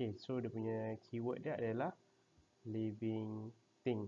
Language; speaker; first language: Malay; native; Malay